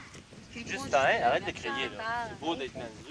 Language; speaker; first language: French; native; French